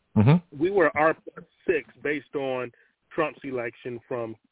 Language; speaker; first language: English; native; English